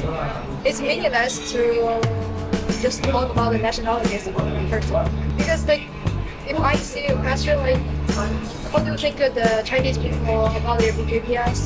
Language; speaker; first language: English; non-native, learner; Chinese